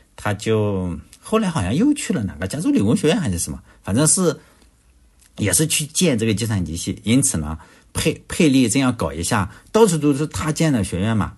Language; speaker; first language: Chinese; native; Chinese